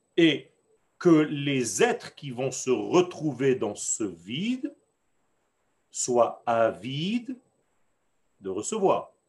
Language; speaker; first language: French; non-native, fluent; Hebrew